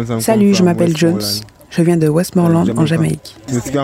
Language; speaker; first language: French; non-native, learner; English